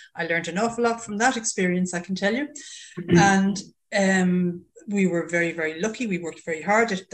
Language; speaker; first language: English; native; English